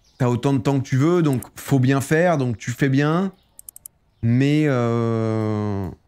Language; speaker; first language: French; native; French